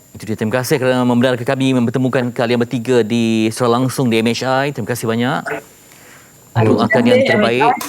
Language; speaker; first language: Malay; native; Malay